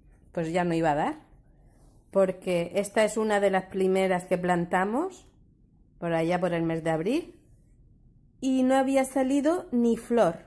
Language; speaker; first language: Spanish; native; Spanish